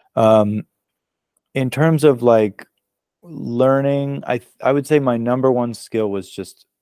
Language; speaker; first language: English; native; English